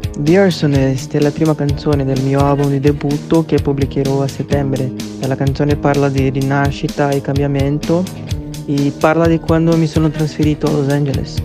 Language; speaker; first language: Italian; non-native, fluent; Portuguese